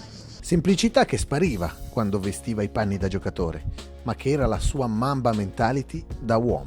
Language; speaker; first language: Italian; native; Italian